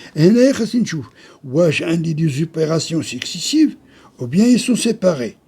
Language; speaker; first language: French; non-native, local second language; Arabic